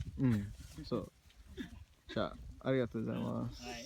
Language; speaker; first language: Japanese; non-native, learner; English